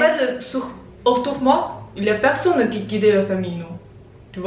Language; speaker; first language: French; non-native, learner; Chinese